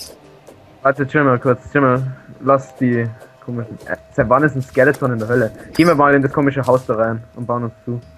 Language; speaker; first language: German; native; German